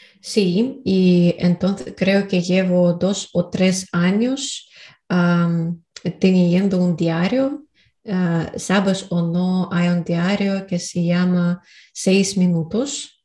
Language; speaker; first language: Spanish; non-native, learner; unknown